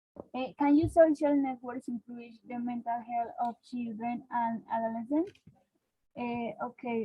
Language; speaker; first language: English; non-native, learner; Spanish